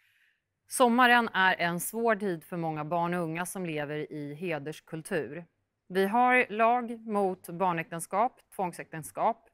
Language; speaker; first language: Swedish; native; Swedish